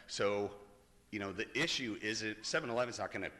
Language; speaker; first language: English; native; English